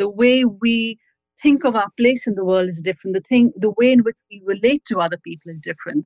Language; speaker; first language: English; non-native, local second language; Urdu